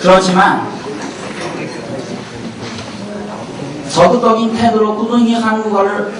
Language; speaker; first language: Korean; non-native, learner; Chinese